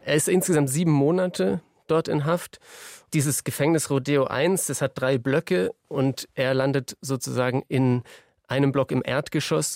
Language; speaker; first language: German; native; German